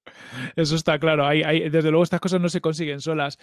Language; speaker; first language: Spanish; native; Spanish